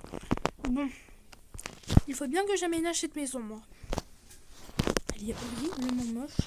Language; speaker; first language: French; native; French